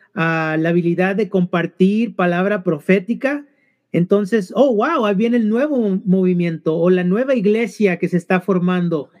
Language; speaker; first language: Spanish; early bilingual, heritage; Spanish